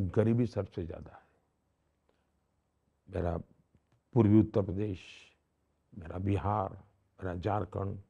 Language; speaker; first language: Hindi; non-native, local second language; Gujarati